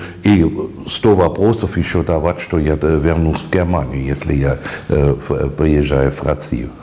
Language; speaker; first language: Russian; non-native, fluent; German